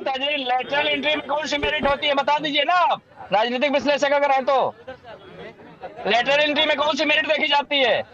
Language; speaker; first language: Hindi; native; Hindi